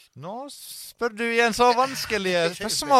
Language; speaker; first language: Norwegian; non-native, fluent; Finnish